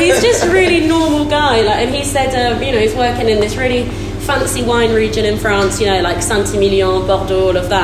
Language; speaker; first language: English; native; English